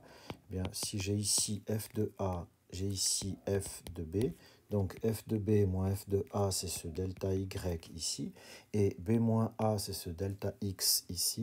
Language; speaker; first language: French; native; French